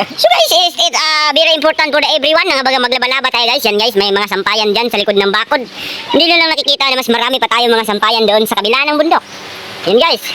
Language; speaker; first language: Filipino; non-native, local second language; Cebuano